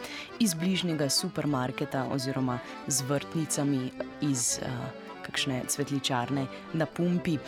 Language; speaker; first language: Slovenian; native; Slovenian